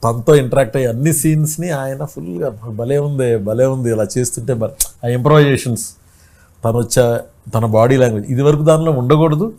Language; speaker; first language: Telugu; native; Telugu